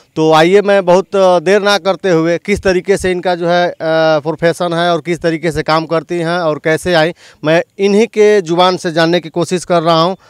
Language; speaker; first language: Hindi; native; Hindi